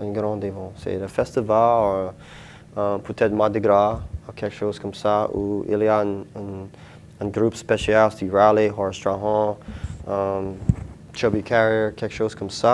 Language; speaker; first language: French; non-native, local second language; English